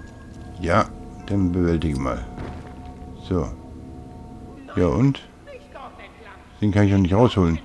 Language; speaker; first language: German; native; German